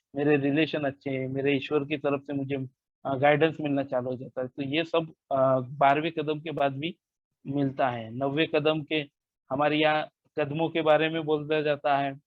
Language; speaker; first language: Hindi; non-native, local second language; Marathi